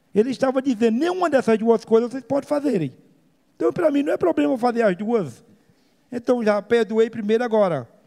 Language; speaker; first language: Portuguese; native; Portuguese